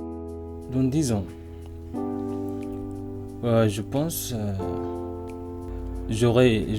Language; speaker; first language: French; non-native, learner; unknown